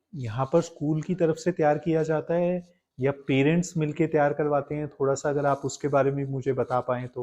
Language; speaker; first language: Hindi; non-native, local second language; Punjabi